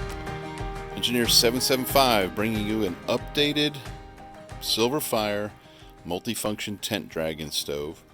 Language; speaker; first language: English; native; English